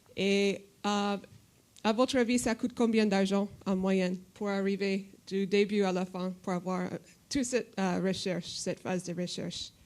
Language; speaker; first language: French; non-native, fluent; English